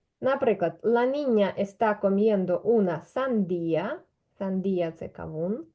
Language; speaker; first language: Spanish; non-native, fluent; Ukrainian